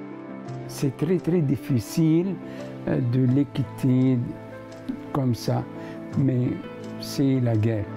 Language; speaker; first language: French; non-native, fluent; Arabic